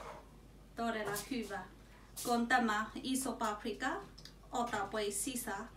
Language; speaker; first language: Finnish; non-native, learner; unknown